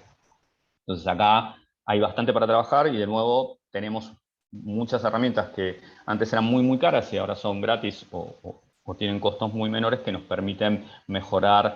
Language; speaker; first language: Spanish; native; Spanish